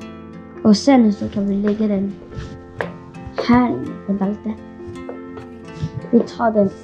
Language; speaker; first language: Swedish; non-native, learner; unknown